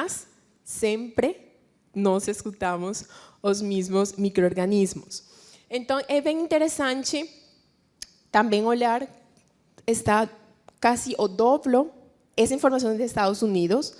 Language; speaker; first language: Portuguese; non-native, fluent; Spanish